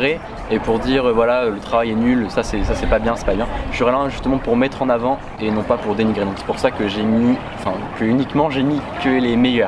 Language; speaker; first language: French; native; French